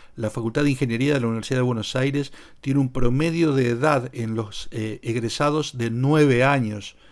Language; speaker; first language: Spanish; native; Spanish